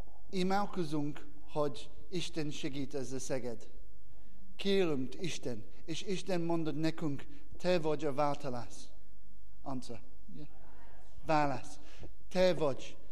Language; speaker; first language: Hungarian; non-native, learner; English